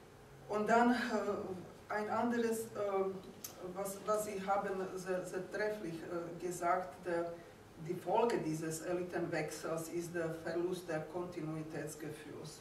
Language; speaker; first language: German; non-native, fluent; Slovak